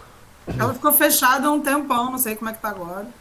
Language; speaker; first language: Portuguese; native; Portuguese